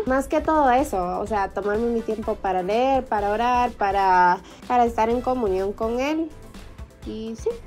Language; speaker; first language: Spanish; early bilingual, heritage; Spanish